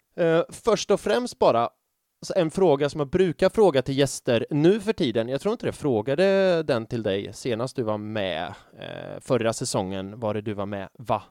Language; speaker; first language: Swedish; native; Swedish